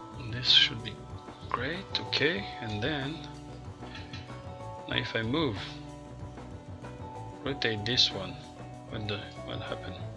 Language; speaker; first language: English; non-native, fluent; French